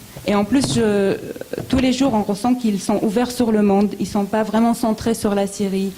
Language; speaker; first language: French; non-native, fluent; Arabic